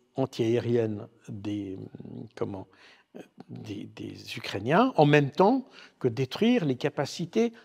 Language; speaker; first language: French; native; French